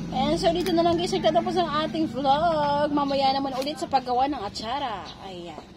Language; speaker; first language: Filipino; non-native, local second language; Bikol